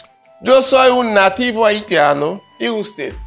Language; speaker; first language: Spanish; non-native, fluent; Haitian Creole